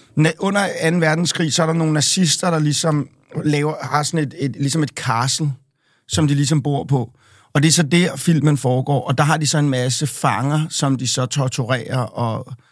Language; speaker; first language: Danish; native; Danish